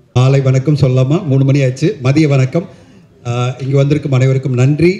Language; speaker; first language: Tamil; non-native, learner; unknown